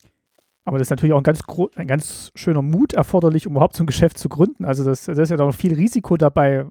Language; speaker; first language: German; native; German